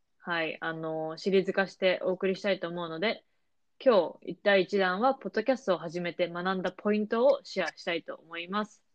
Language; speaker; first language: Japanese; native; Japanese